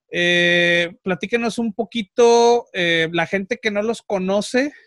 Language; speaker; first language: Spanish; native; Spanish